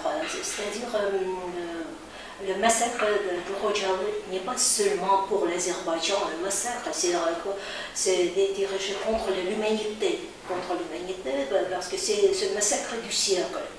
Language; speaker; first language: French; non-native, fluent; Azerbaijani